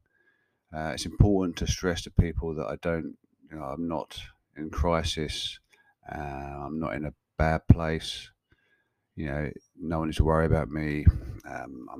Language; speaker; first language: English; native; English